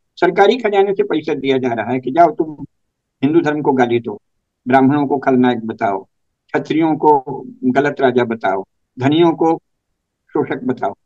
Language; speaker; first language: Hindi; native; Hindi